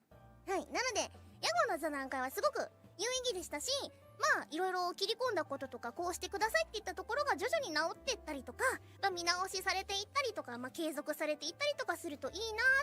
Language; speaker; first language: Japanese; native; Japanese